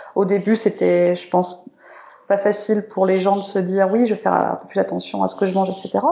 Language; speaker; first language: French; native; French